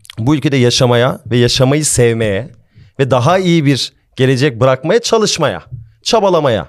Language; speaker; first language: Turkish; early bilingual, heritage; Turkish